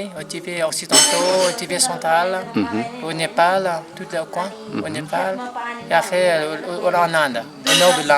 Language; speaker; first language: French; non-native, learner; Nepali